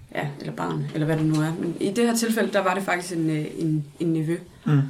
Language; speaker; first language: Danish; early bilingual, other home language; English